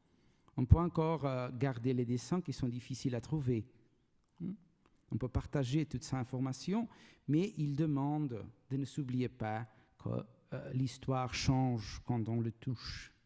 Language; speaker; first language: French; non-native, learner; Portuguese